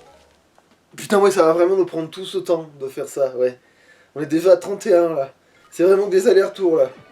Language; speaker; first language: French; native; French